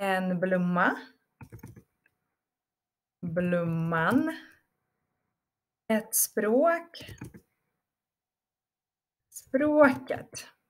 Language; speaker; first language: Swedish; non-native, fluent; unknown